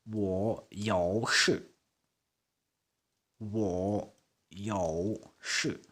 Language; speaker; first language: Chinese; non-native, fluent; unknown